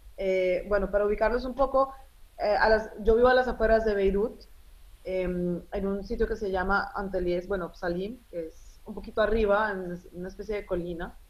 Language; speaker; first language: Spanish; early bilingual, other home language; Arabic